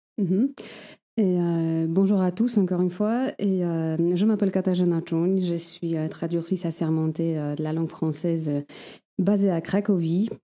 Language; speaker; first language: French; non-native, fluent; Polish